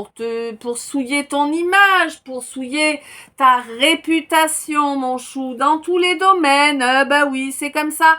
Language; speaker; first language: French; native; French